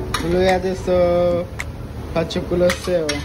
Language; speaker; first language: Italian; non-native, learner; Bangla